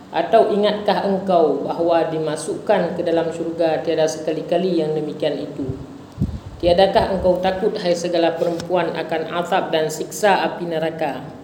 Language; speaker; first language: Indonesian; non-native, local second language; Achinese